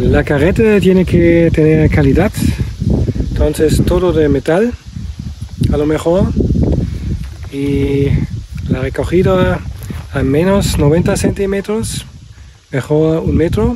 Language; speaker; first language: Spanish; non-native, learner; German